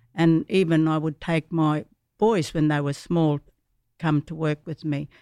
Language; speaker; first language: English; native; English